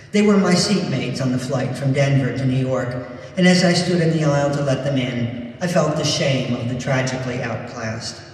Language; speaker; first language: English; native; English